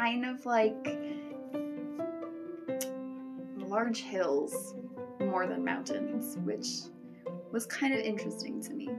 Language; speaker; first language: English; native; English